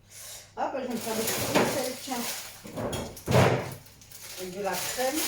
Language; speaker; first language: French; native; French